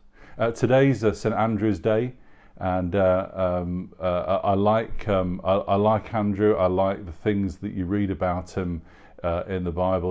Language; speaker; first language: English; native; English